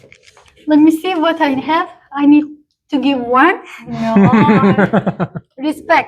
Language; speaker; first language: English; non-native, learner; Turkish